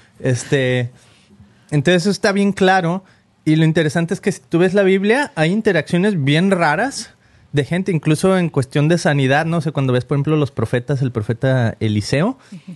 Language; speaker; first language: Spanish; native; Spanish